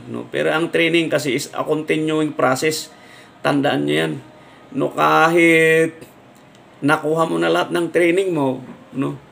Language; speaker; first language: Filipino; non-native, local second language; Iloko